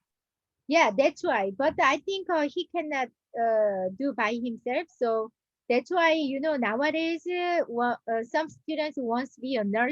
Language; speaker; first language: English; non-native, learner; Korean